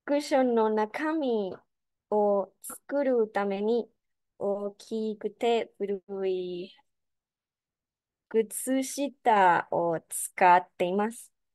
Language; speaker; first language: Japanese; non-native, learner; Spanish